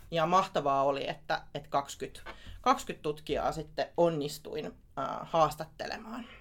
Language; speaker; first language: Finnish; native; Finnish